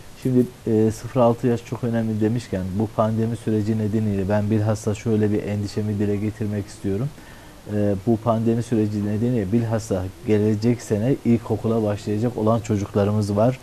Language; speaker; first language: Turkish; native; Turkish